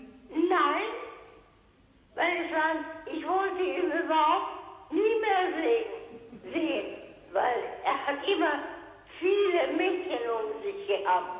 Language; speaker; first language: German; non-native, local second language; Hungarian